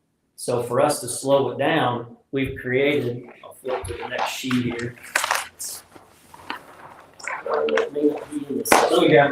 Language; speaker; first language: English; native; English